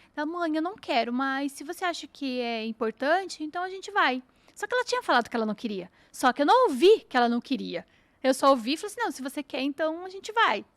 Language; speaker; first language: Portuguese; native; Portuguese